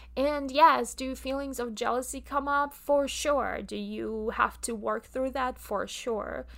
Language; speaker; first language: English; non-native, fluent; Russian